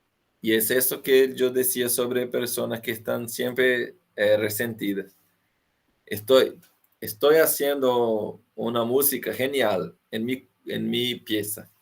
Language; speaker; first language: Spanish; non-native, fluent; Portuguese